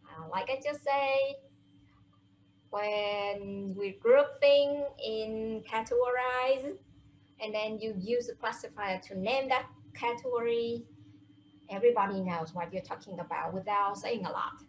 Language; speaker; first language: English; non-native, fluent; Vietnamese